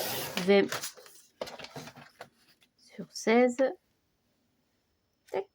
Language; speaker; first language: French; native; French